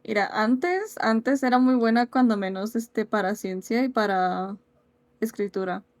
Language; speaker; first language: Spanish; early bilingual, heritage; Spanish